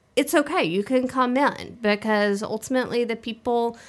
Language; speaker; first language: English; native; English